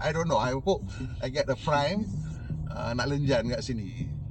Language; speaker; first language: English; non-native, local second language; Malay